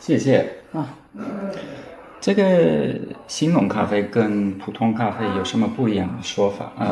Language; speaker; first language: Chinese; non-native, learner; English